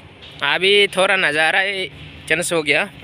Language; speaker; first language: Hindi; non-native, local second language; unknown